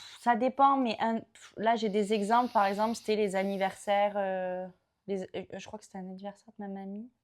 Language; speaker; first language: French; native; French